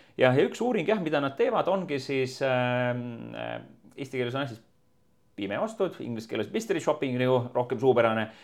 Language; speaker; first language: Estonian; native; Estonian